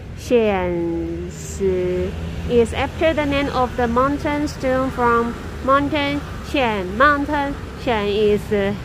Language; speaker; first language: English; non-native, learner; Chinese